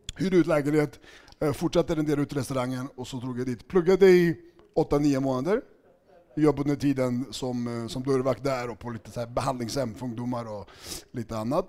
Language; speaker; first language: Swedish; early bilingual, other home language; Serbian